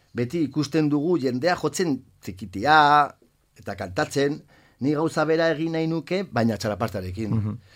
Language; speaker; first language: Basque; non-native, local second language; Spanish